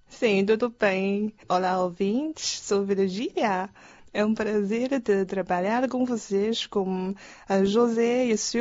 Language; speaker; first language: Portuguese; non-native, learner; Chinese